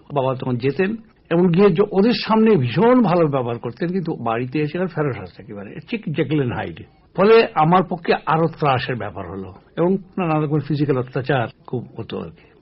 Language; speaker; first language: Bangla; native; Bangla